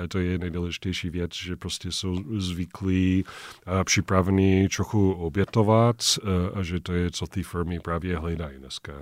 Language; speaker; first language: Czech; non-native, fluent; English